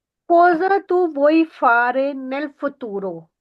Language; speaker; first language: Italian; non-native, learner; Urdu